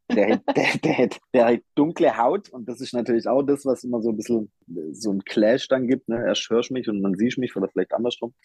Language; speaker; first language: German; native; German